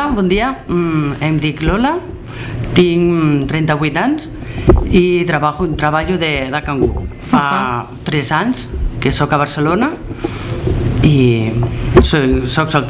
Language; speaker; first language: Catalan; non-native, learner; Spanish